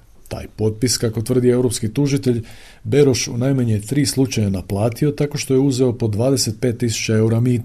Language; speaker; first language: Croatian; native; Croatian